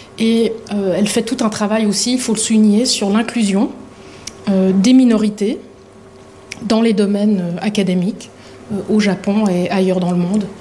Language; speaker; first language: French; native; French